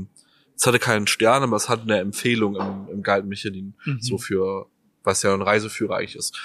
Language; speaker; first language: German; native; German